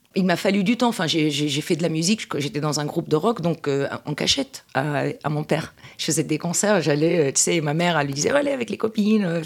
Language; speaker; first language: French; non-native, local second language; Arabic